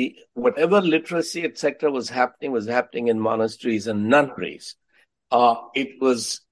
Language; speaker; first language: English; non-native, local second language; Hindi